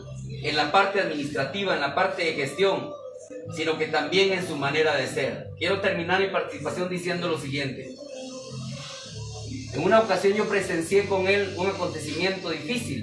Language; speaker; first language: Spanish; native; Spanish